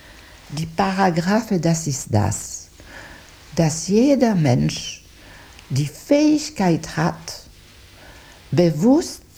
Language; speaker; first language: German; non-native, local second language; French